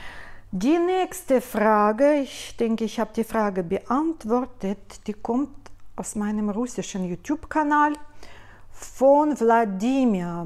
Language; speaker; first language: German; non-native, fluent; Russian